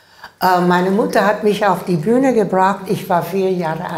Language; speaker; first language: German; non-native, learner; English